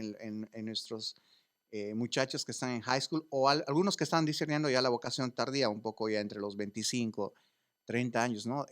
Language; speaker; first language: Spanish; early bilingual, other home language; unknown